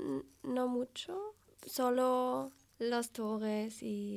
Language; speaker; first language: Spanish; non-native, learner; German